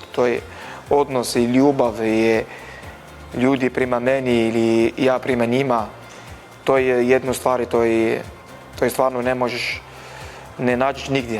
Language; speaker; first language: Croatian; non-native, learner; Arabic